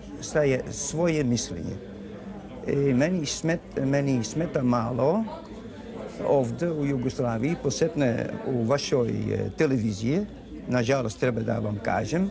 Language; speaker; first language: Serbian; non-native, learner; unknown